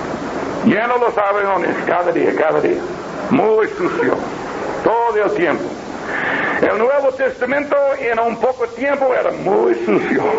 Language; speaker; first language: Spanish; non-native, learner; English